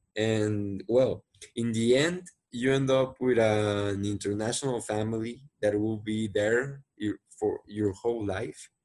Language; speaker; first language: English; non-native, fluent; Spanish